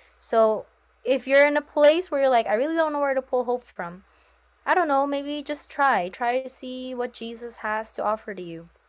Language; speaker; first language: English; non-native, local second language; Filipino